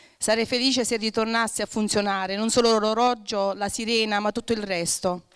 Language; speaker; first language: Italian; native; Italian